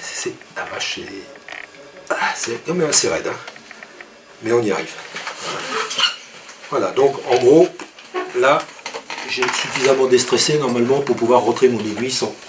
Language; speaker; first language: French; native; French